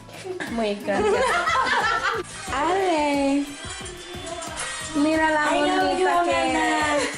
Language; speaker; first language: Spanish; non-native, learner; English